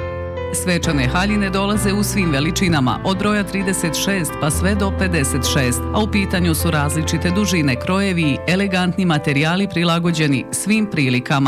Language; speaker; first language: Bosnian; native; Bosnian